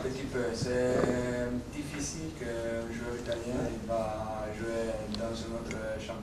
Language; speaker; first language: French; non-native, fluent; Italian